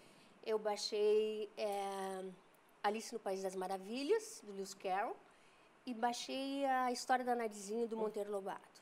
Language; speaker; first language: Portuguese; native; Portuguese